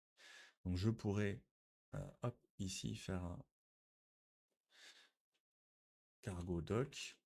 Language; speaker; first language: French; native; French